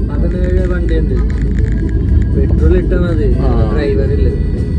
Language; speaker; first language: Malayalam; non-native, learner; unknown